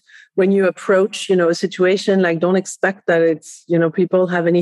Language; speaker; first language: English; non-native, fluent; Spanish